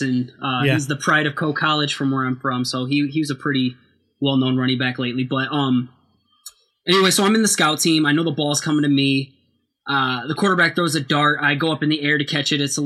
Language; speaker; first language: English; native; English